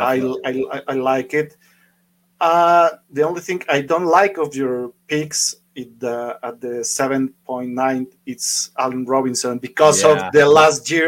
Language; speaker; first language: English; non-native, fluent; Spanish